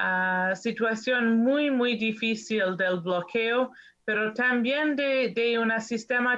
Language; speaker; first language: Spanish; non-native, learner; English